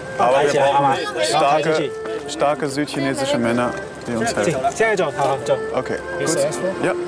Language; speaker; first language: German; native; German